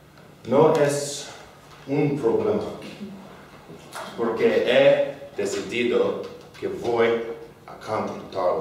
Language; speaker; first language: Spanish; non-native, learner; English